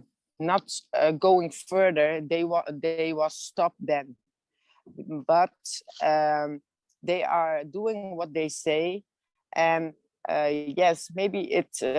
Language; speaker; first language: English; non-native, learner; Dutch